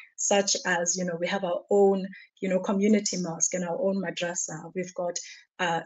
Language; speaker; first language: English; non-native, local second language; Xhosa